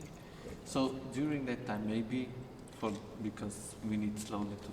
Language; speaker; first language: English; non-native, fluent; Slovenian